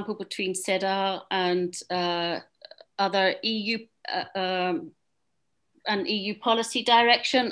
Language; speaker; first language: English; native; English